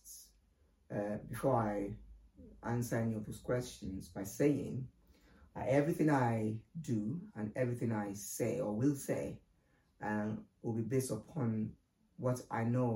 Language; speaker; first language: English; non-native, local second language; Yoruba